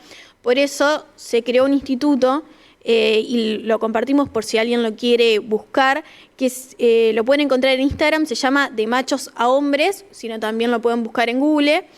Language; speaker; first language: Spanish; native; Spanish